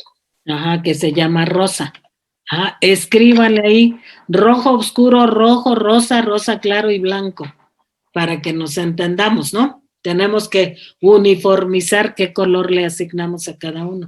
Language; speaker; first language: Spanish; native; Spanish